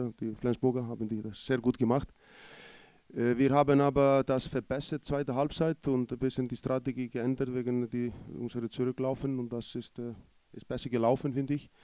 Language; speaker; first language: German; non-native, fluent; Icelandic